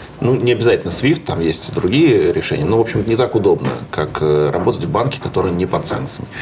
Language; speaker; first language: Russian; native; Russian